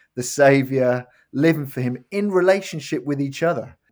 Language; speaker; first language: English; native; English